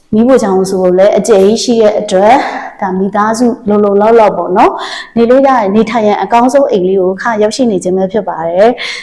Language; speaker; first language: Burmese; native; Burmese